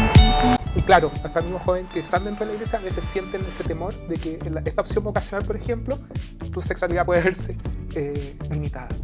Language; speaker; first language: Spanish; native; Spanish